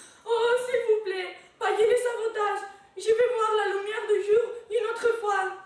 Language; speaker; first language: French; non-native, learner; Spanish